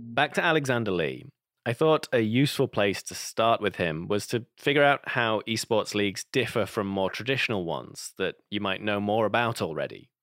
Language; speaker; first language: English; native; English